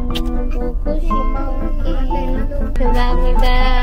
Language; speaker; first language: Korean; non-native, learner; Filipino